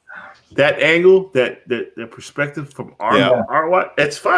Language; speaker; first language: English; native; English